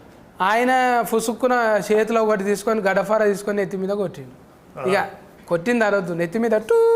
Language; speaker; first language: Telugu; native; Telugu